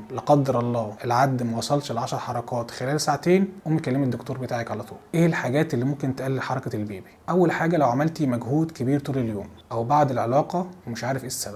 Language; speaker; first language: Arabic; native; Arabic